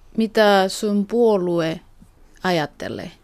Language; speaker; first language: Finnish; non-native, learner; Korean